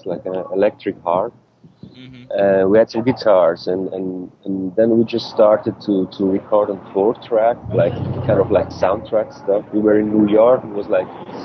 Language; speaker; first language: English; non-native, fluent; Swiss German